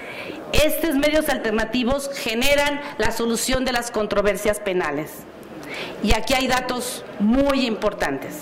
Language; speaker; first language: Spanish; native; Spanish